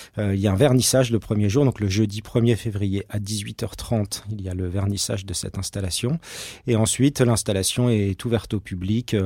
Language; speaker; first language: French; native; French